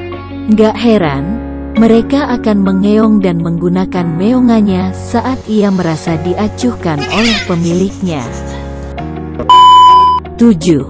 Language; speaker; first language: Indonesian; native; Indonesian